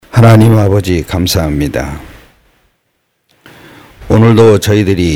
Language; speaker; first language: Korean; native; Korean